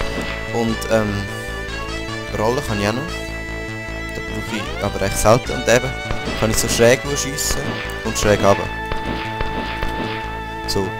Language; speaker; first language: German; native; German